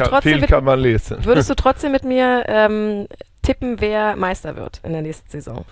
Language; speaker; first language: German; native; German